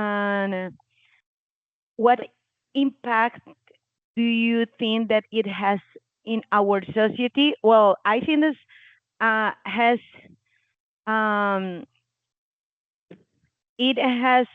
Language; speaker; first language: English; non-native, learner; Spanish